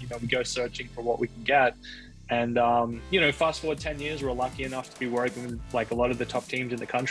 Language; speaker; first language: English; native; English